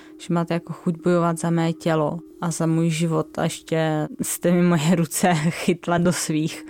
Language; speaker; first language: Czech; native; Czech